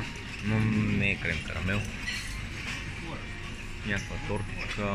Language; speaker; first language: Bulgarian; native; Bulgarian